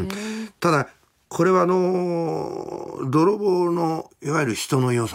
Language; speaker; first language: Japanese; native; Japanese